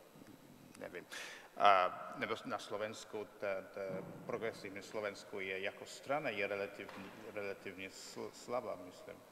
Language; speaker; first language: Czech; non-native, fluent; English